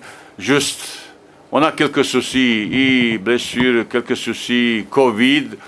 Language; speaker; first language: French; non-native, fluent; Bosnian